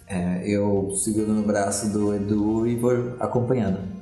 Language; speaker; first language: Portuguese; native; Portuguese